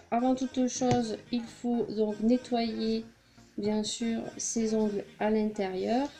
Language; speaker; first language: French; native; French